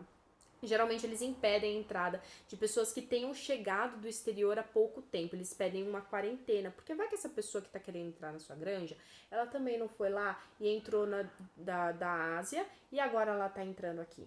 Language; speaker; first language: Portuguese; native; Portuguese